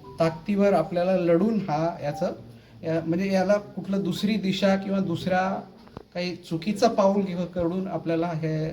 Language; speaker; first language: Marathi; non-native, local second language; Lambadi